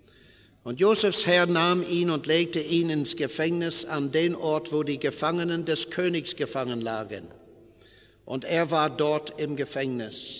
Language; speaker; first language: German; non-native, fluent; English